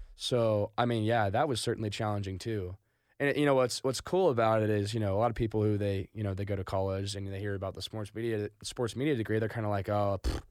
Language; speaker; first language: English; native; English